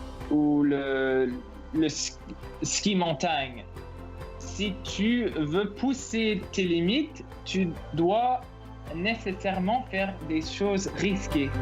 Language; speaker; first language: French; non-native, local second language; English